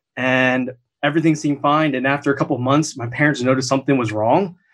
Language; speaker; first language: English; native; English